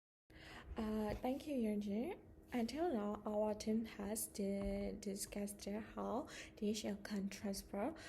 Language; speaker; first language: English; non-native, learner; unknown